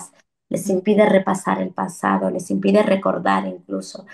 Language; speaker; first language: Spanish; early bilingual, other home language; Arabic